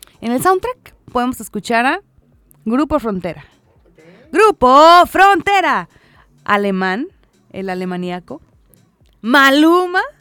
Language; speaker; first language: Spanish; native; Spanish